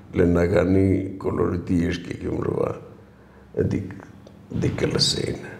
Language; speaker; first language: Armenian; native; Armenian